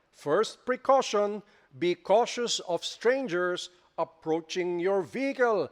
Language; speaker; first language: English; non-native, local second language; Filipino